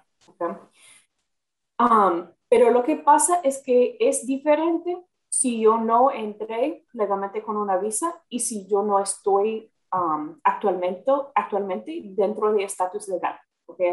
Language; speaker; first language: Spanish; non-native, fluent; English